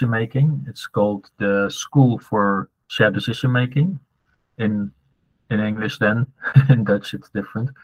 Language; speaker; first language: English; non-native, fluent; Dutch